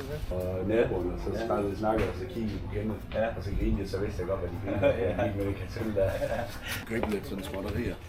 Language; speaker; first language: Danish; native; Danish